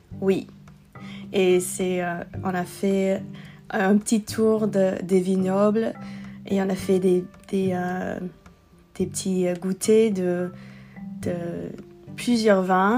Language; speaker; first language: French; non-native, learner; English